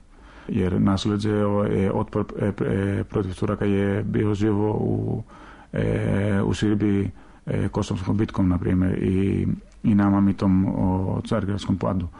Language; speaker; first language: Serbian; non-native, fluent; Greek